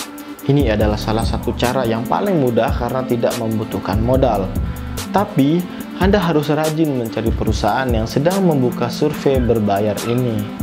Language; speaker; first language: Indonesian; native; Indonesian